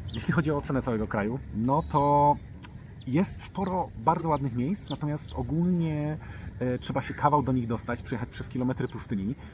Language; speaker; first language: Polish; native; Polish